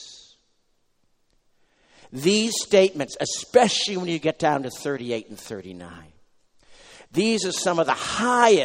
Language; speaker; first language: English; native; English